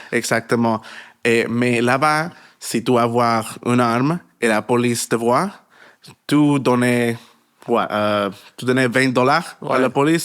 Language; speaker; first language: French; non-native, learner; Spanish